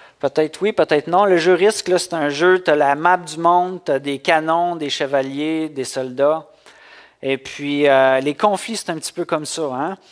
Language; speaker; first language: French; native; French